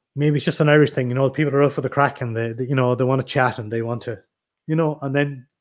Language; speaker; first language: English; native; English